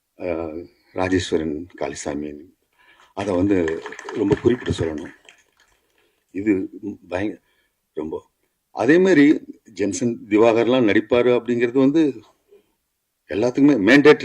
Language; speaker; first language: Tamil; native; Tamil